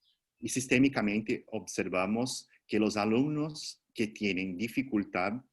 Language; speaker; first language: Spanish; non-native, fluent; Portuguese